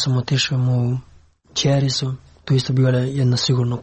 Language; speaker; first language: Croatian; non-native, learner; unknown